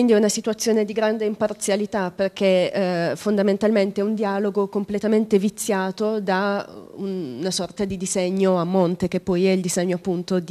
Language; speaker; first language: Italian; native; Italian